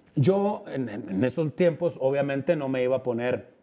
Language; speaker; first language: Spanish; native; Spanish